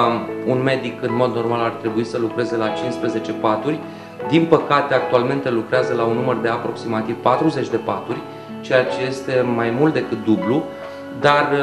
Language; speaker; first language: Romanian; native; Romanian